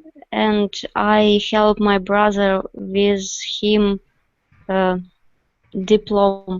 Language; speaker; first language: English; non-native, learner; Russian